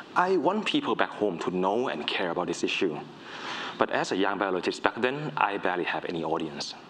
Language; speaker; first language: English; non-native, fluent; Thai